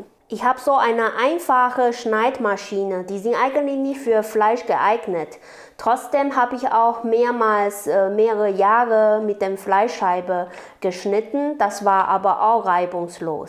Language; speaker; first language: German; non-native, learner; Chinese